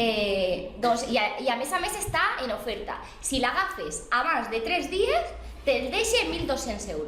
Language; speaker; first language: Catalan; non-native, local second language; Spanish